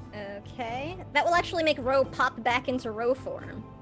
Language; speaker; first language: English; native; English